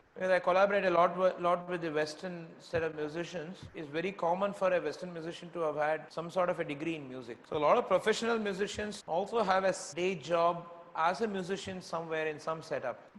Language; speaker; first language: English; non-native, local second language; Tamil